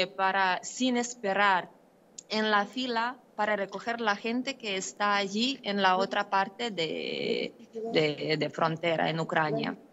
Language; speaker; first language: Spanish; non-native, fluent; Ukrainian